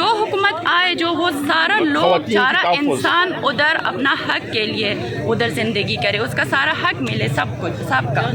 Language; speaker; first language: Hindi; non-native, fluent; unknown